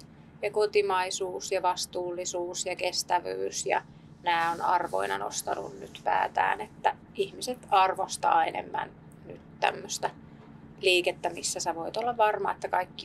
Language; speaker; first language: Finnish; native; Finnish